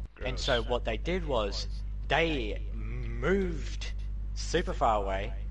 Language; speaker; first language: English; native; English